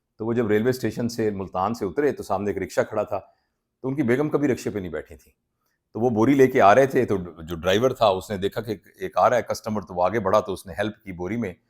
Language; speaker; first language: Urdu; non-native, local second language; Punjabi